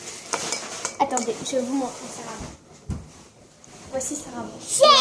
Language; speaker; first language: French; native; French